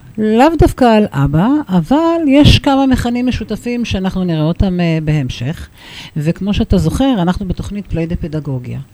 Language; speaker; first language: Hebrew; native; Hebrew